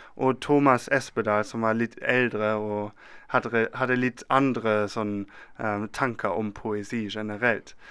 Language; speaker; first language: Norwegian; non-native, fluent; German